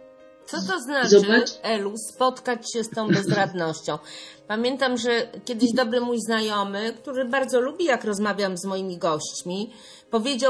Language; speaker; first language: Polish; native; Polish